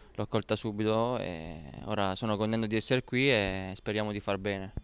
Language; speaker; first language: Italian; native; Italian